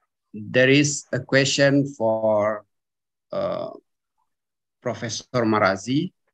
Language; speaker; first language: English; non-native, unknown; Indonesian